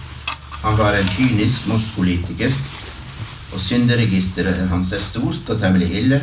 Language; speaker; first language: Norwegian; native; Norwegian